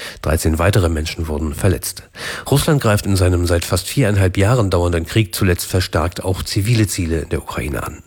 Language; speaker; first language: German; native; German